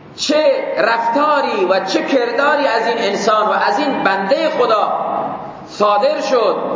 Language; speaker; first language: Persian; non-native, local second language; Baluchi